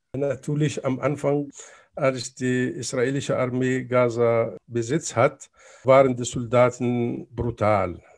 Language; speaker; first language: German; non-native, fluent; Arabic